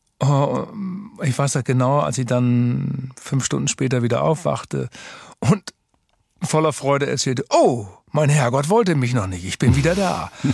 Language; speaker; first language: German; native; German